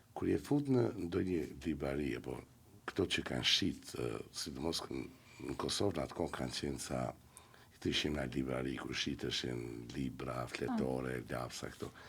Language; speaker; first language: Albanian; native; Albanian